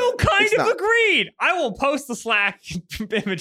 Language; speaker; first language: English; native; English